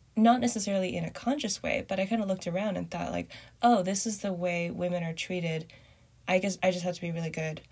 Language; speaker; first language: English; early bilingual, other home language; Chinese